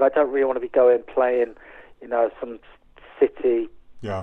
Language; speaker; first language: English; native; English